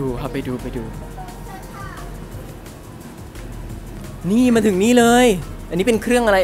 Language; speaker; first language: Thai; native; Thai